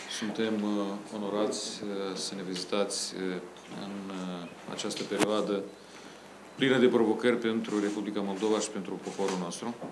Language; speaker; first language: Romanian; native; Romanian